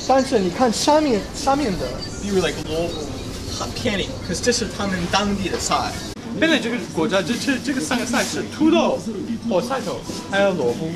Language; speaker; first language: Chinese; non-native, fluent; English